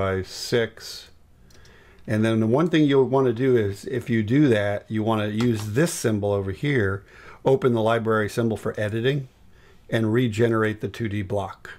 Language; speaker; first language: English; native; English